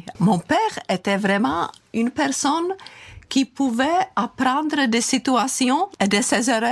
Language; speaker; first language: French; non-native, fluent; Czech